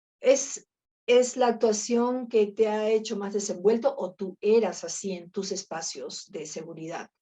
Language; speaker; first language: Spanish; native; Spanish